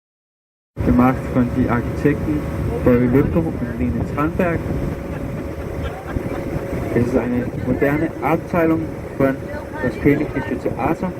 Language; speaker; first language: German; non-native, learner; Danish